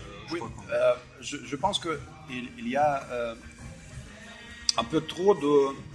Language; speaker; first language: French; non-native, fluent; Russian